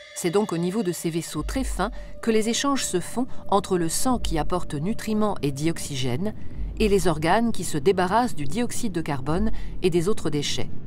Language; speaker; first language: French; native; French